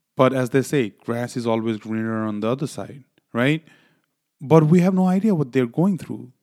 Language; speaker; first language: English; non-native, local second language; Nepali